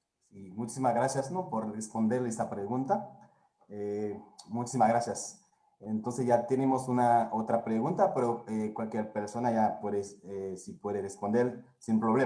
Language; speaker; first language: Spanish; non-native, fluent; Haitian Creole